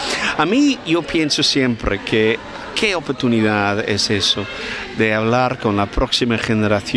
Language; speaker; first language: Spanish; non-native, fluent; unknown